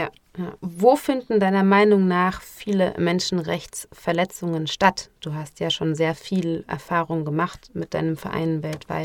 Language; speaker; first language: German; native; German